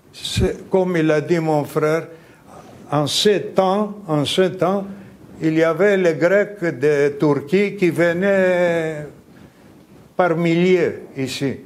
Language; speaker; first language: French; non-native, fluent; Greek